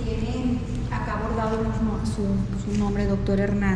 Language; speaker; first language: Spanish; native; Spanish